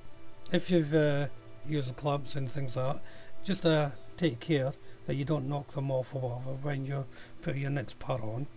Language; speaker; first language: English; native; English